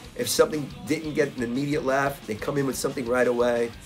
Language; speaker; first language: English; native; English